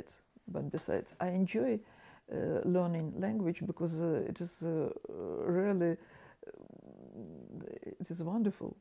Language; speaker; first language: English; non-native, fluent; Ukrainian